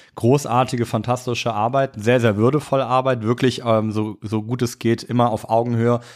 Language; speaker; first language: German; native; German